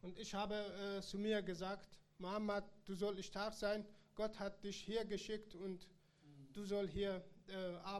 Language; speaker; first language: German; non-native, learner; Persian